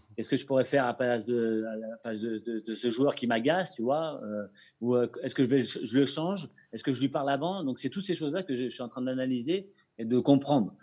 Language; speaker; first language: French; native; French